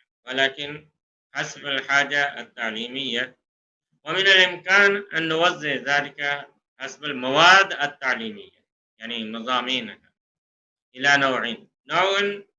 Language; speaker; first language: Arabic; non-native, fluent; Urdu